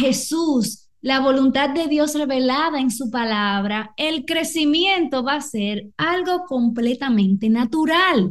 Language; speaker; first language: Spanish; native; Spanish